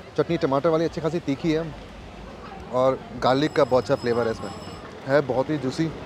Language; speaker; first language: Hindi; native; Hindi